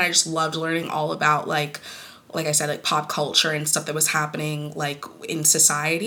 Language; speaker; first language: English; native; English